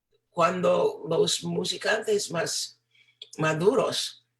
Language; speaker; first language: Spanish; non-native, fluent; English